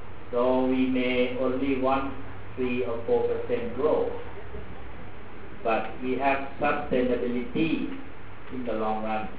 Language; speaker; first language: English; non-native, fluent; Thai